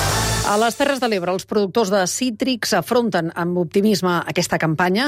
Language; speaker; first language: Catalan; native; Catalan